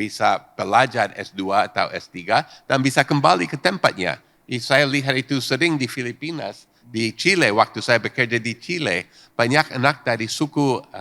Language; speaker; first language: Indonesian; non-native, fluent; English